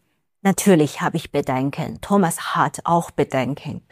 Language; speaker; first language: German; non-native, fluent; Chinese